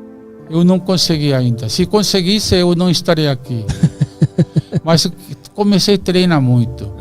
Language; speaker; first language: Portuguese; non-native, learner; Korean